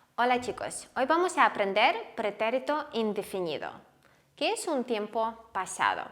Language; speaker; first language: Spanish; non-native, fluent; Ukrainian